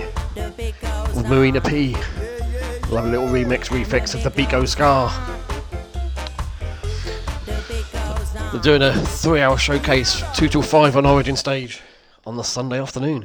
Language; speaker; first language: English; native; English